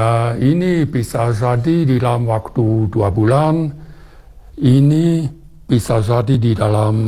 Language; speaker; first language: Indonesian; non-native, fluent; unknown